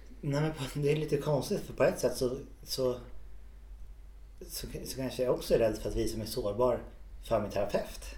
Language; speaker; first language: Swedish; native; Swedish